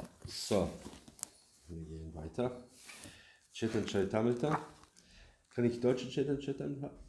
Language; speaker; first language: German; non-native, learner; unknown